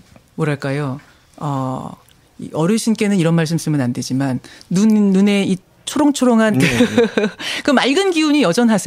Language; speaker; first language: Korean; native; Korean